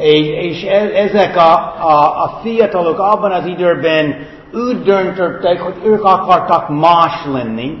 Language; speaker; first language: Hungarian; non-native, fluent; English